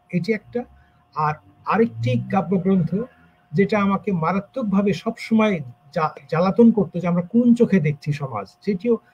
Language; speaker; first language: Bangla; native; Bangla